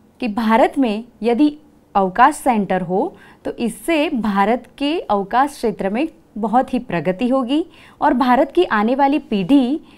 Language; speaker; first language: Hindi; non-native, local second language; Gujarati